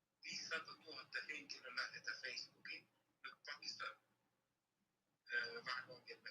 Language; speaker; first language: Finnish; non-native, learner; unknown